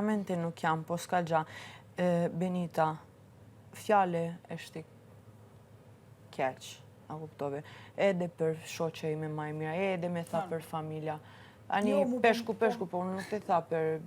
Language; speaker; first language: Albanian; early bilingual, heritage; Albanian